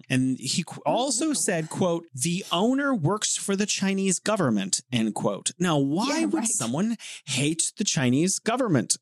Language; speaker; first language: English; native; English